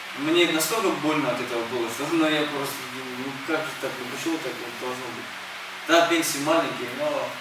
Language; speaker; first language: Russian; early bilingual, other home language; Armenian